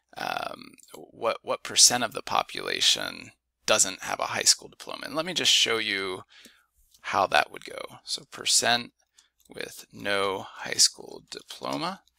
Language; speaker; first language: English; native; English